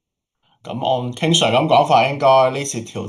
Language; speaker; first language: Cantonese; native; Cantonese